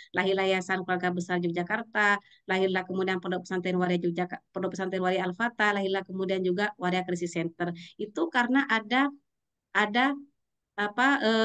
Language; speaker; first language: Indonesian; native; Indonesian